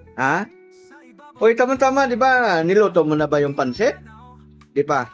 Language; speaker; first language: Filipino; non-native, local second language; Cebuano